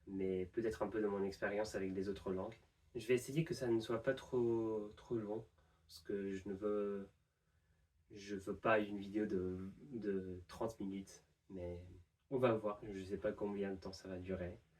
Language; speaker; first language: French; non-native, fluent; English